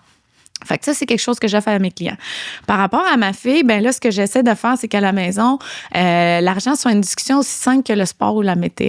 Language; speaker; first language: French; native; French